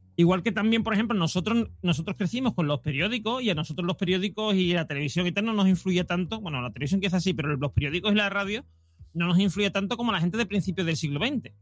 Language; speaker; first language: Spanish; native; Spanish